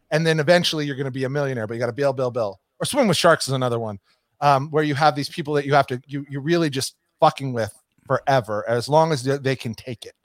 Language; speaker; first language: English; native; English